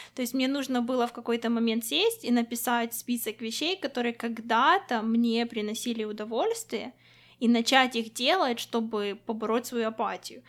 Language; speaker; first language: Russian; non-native, local second language; Ukrainian